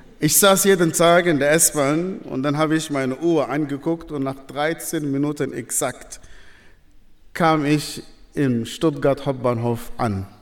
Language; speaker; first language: German; non-native, fluent; Arabic